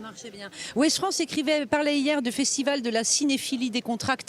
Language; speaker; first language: French; native; French